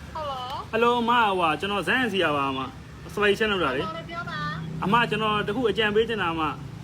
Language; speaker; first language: Burmese; non-native, local second language; Shan